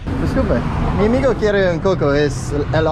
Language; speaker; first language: Spanish; non-native, learner; English